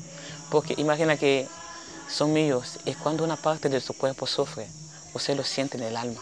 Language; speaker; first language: Spanish; non-native, fluent; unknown